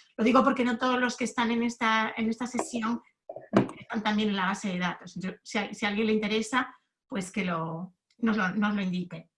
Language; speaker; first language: Spanish; native; Spanish